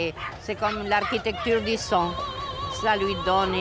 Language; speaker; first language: French; non-native, fluent; Spanish